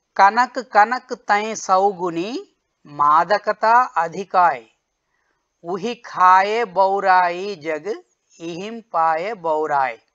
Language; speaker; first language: Hindi; non-native, local second language; Telugu